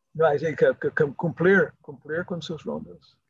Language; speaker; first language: Spanish; non-native, fluent; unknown